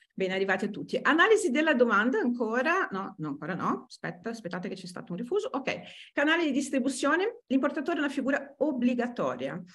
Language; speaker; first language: Italian; non-native, fluent; Portuguese